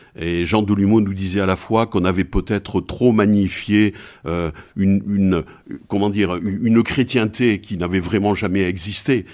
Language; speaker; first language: French; native; French